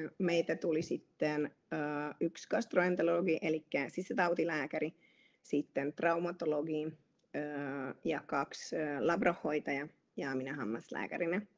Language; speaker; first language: Finnish; non-native, fluent; Hungarian